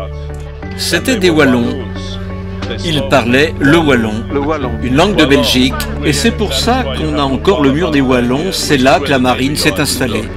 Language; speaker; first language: French; non-native, fluent; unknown